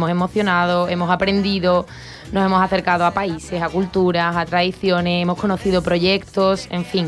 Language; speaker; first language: Spanish; native; Spanish